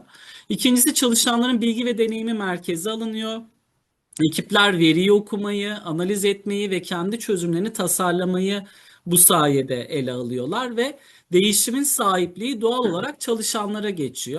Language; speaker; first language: Turkish; native; Turkish